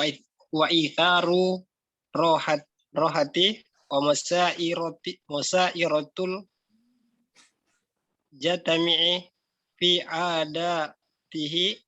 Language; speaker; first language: Arabic; non-native, learner; Indonesian